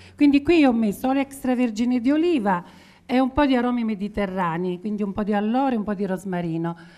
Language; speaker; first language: Italian; native; Italian